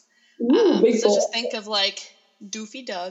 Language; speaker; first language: English; native; English